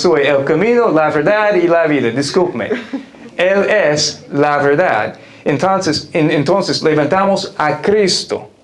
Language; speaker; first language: Spanish; non-native, fluent; English